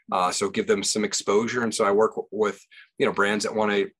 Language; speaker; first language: English; native; English